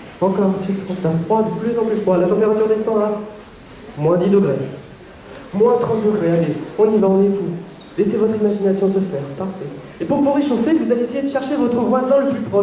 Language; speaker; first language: French; native; French